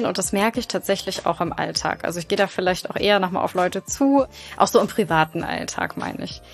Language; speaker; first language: German; native; German